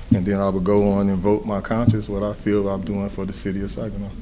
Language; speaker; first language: English; native; English